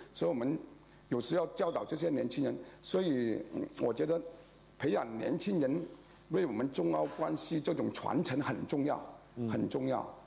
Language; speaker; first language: Chinese; native; Chinese